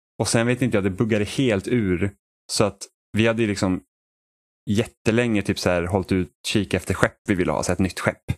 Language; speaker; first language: Swedish; native; Swedish